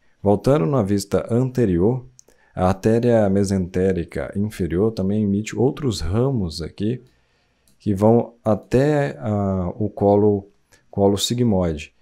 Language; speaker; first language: Portuguese; native; Portuguese